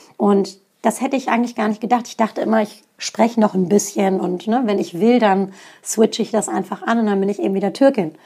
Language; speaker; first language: German; native; German